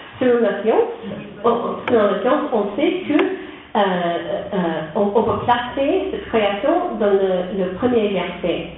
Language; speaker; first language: French; non-native, learner; English